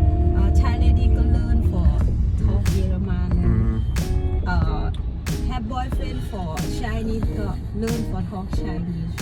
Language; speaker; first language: English; non-native, learner; Thai